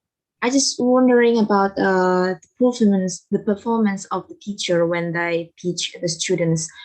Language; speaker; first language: English; non-native, learner; Indonesian